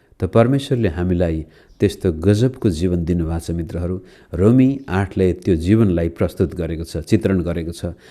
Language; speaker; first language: Nepali; native; Nepali